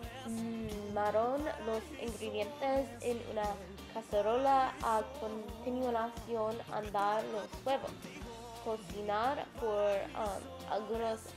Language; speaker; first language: Spanish; non-native, learner; English